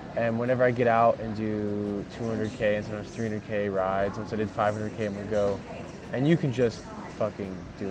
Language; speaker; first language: English; native; English